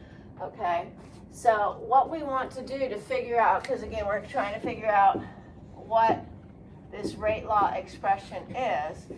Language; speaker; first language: English; native; English